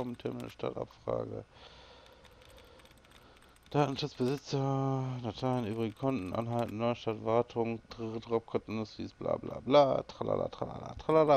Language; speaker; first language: German; native; German